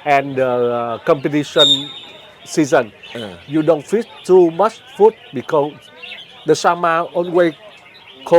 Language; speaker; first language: English; non-native, learner; Vietnamese